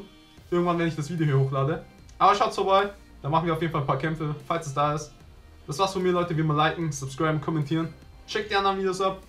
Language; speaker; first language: German; native; German